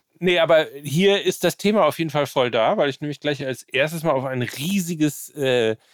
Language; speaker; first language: German; native; German